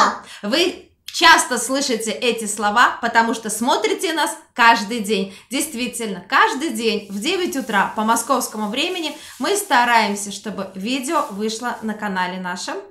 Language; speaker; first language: Russian; native; Russian